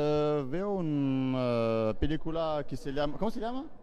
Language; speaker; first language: Portuguese; non-native, learner; French